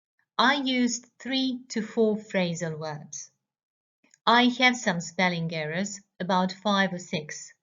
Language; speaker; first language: English; non-native, fluent; Croatian